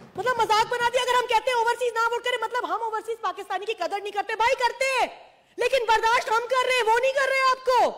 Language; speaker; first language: Urdu; non-native, local second language; Sindhi